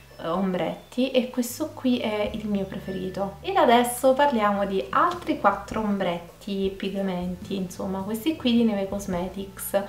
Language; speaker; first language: Italian; native; Italian